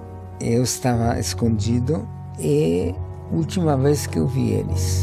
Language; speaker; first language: Portuguese; non-native, fluent; Polish